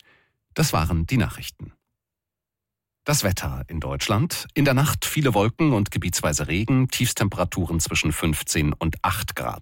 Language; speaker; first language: German; native; German